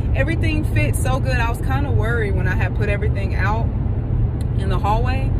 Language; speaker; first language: English; native; English